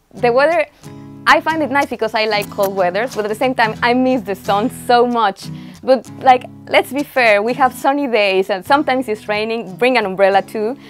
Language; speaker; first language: English; non-native, fluent; Spanish